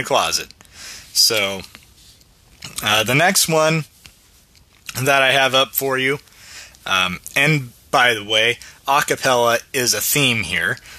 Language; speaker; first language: English; native; English